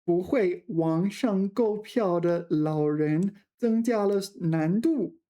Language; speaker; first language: Chinese; non-native, fluent; English